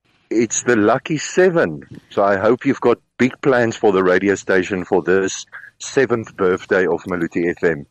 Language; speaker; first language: English; non-native, local second language; Afrikaans